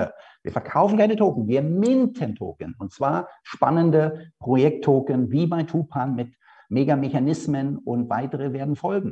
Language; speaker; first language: German; native; German